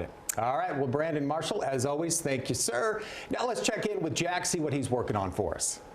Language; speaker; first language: English; native; English